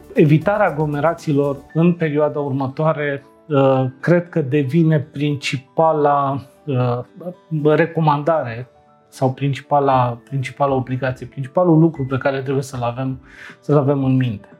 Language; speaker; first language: Romanian; native; Romanian